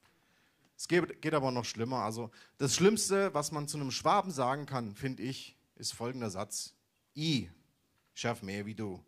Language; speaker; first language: German; native; German